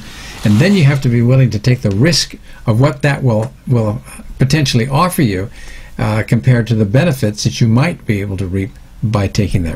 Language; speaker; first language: English; native; English